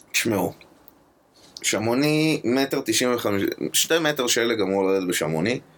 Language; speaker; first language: Hebrew; native; Hebrew